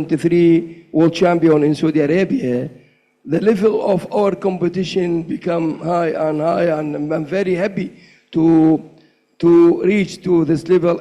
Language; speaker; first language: English; non-native, learner; Arabic